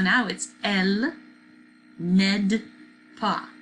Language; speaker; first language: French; non-native, fluent; English